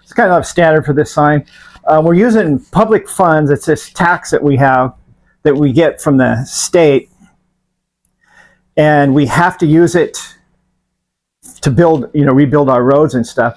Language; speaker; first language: English; native; English